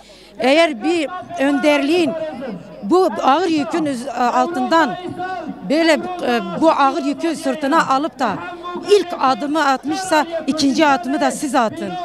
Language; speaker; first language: Turkish; non-native, local second language; Kurdish